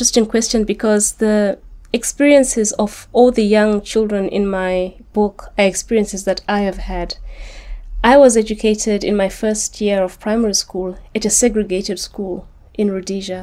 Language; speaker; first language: English; non-native, local second language; Shona